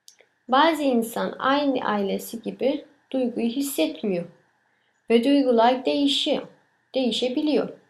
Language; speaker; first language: Turkish; early bilingual, other home language; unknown